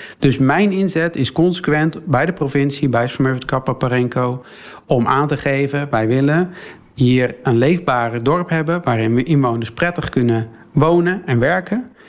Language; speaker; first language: Dutch; early bilingual, other home language; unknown